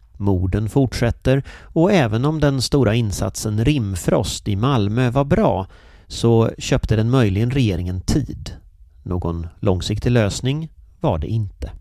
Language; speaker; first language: Swedish; native; Swedish